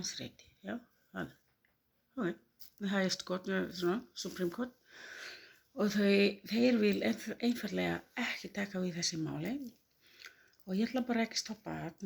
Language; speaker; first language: Icelandic; non-native, learner; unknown